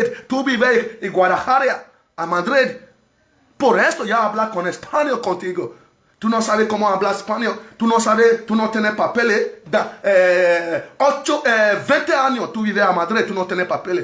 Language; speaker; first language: Spanish; non-native, learner; Bini